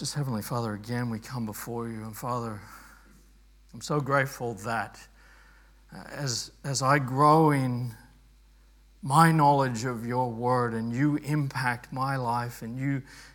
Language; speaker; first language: English; native; English